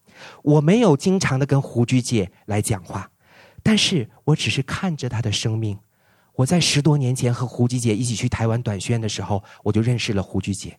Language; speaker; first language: Chinese; native; Chinese